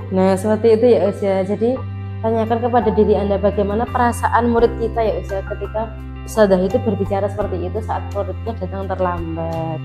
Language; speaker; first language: Indonesian; native; Indonesian